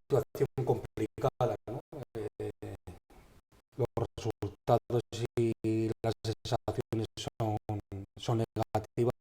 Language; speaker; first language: Spanish; native; Spanish